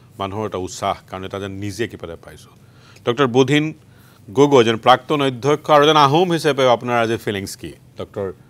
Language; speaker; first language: Assamese; native; Assamese